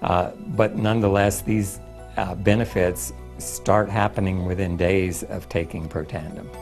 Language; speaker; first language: English; native; English